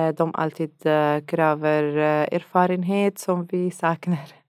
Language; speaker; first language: Swedish; non-native, learner; Arabic